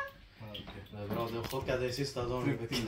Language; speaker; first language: Swedish; non-native, learner; Bangla